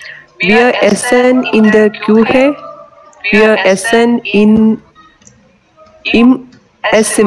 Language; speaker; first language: German; non-native, learner; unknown